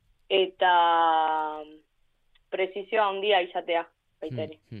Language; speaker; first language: Basque; non-native, local second language; Spanish